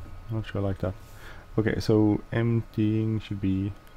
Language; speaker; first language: English; non-native, fluent; Swedish